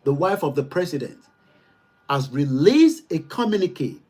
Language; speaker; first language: English; non-native, local second language; Yoruba